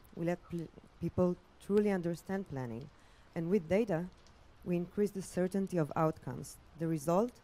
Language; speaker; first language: English; non-native, fluent; Hebrew